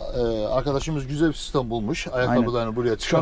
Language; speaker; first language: Turkish; native; Turkish